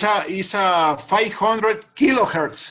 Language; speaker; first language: English; non-native, learner; Spanish